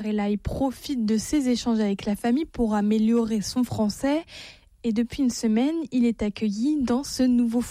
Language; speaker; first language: French; native; French